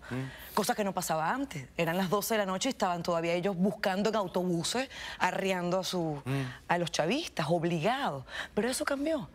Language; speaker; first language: Spanish; native; Spanish